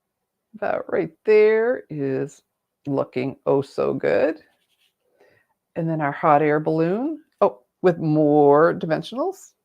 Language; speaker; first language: English; native; English